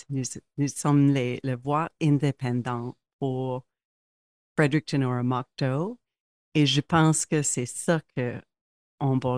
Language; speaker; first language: French; non-native, local second language; English